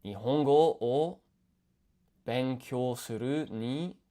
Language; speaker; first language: Japanese; non-native, learner; English